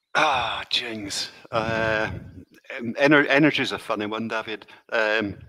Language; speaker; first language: English; native; English